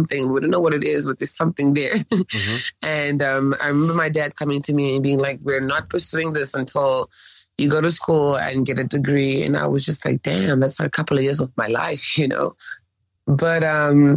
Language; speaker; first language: English; early bilingual, other home language; French